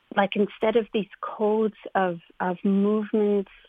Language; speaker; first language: English; native; English